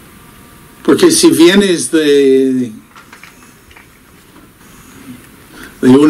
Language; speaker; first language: Spanish; non-native, fluent; English